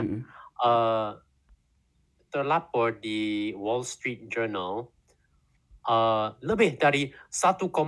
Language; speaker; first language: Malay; non-native, learner; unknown